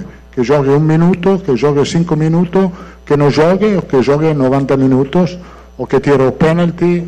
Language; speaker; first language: Portuguese; non-native, fluent; Italian